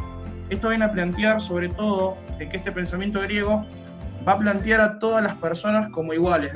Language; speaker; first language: Spanish; native; Spanish